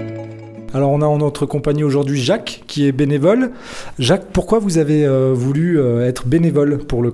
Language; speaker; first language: French; native; French